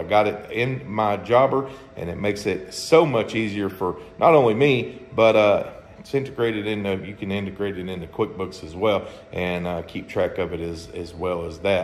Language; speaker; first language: English; native; English